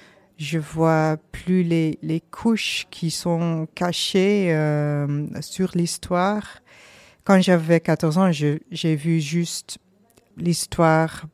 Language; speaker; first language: French; non-native, learner; Dutch